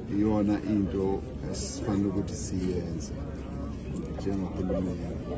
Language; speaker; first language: Zulu; non-native, local second language; Venda